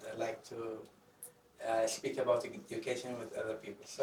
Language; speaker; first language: English; non-native, fluent; Arabic